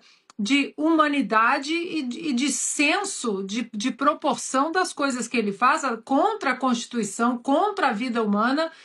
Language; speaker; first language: Portuguese; native; Portuguese